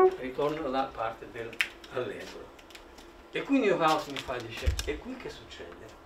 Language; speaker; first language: Italian; non-native, fluent; Russian